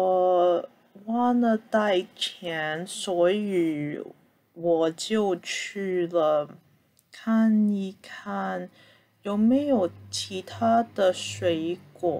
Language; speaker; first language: Chinese; early bilingual, heritage; Cantonese